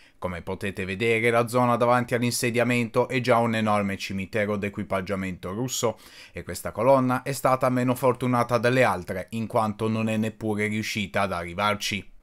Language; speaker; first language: Italian; native; Italian